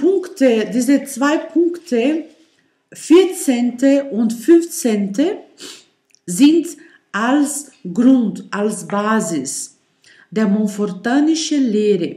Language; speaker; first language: German; non-native, learner; Portuguese